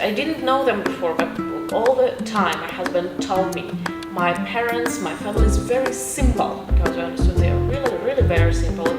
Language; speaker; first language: English; non-native, fluent; Russian